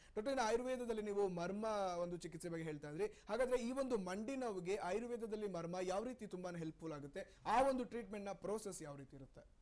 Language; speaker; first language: Kannada; non-native, local second language; Kodava